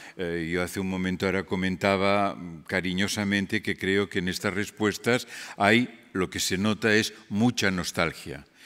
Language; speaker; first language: Spanish; non-native, local second language; Catalan